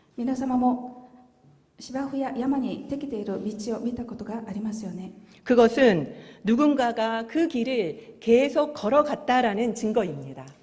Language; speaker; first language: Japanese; non-native, fluent; Korean